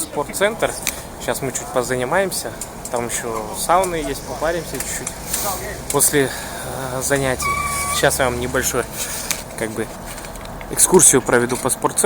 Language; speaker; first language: Russian; native; Russian